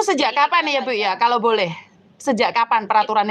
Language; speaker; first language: Indonesian; native; Indonesian